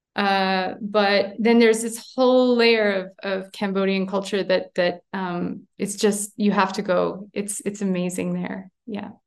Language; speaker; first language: English; native; English